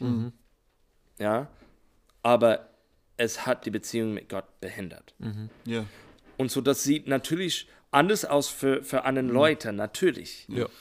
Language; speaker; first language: German; non-native, learner; English